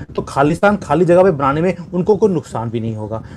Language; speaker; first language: Hindi; native; Hindi